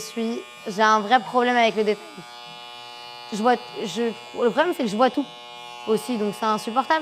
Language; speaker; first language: French; native; French